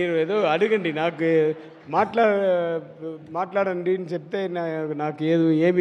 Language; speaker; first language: Telugu; non-native, learner; Tamil